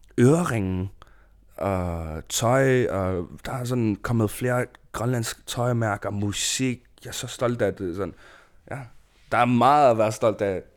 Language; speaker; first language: Danish; non-native, local second language; Kalaallisut